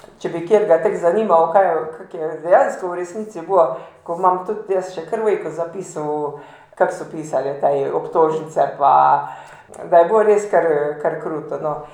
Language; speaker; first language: Slovenian; native; Slovenian